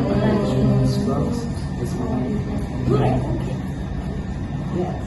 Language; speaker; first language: English; non-native, learner; Indonesian